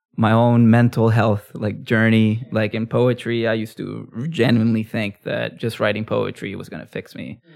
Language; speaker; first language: English; early bilingual, other home language; Spanish